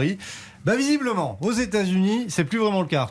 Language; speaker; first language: French; native; French